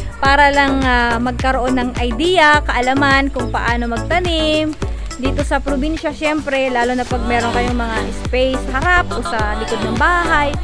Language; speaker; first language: Filipino; native; Filipino